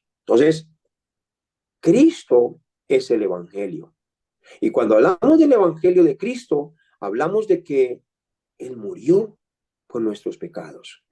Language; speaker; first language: Spanish; native; Spanish